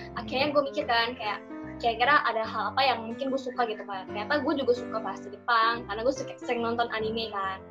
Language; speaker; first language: Indonesian; native; Indonesian